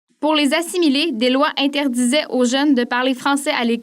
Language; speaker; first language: French; native; French